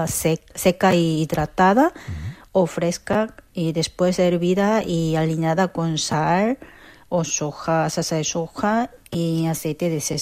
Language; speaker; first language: Spanish; non-native, fluent; Korean